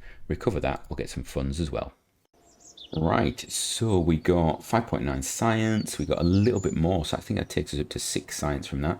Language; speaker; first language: English; native; English